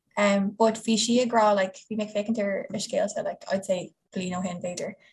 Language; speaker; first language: Irish; non-native, local second language; English